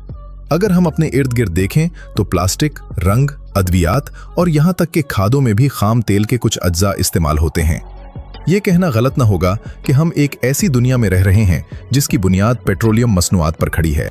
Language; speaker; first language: Urdu; native; Urdu